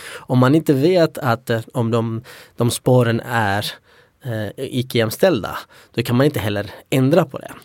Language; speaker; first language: Swedish; early bilingual, other home language; Kurdish